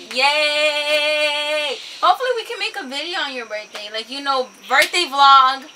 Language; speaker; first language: English; early bilingual, other home language; Spanish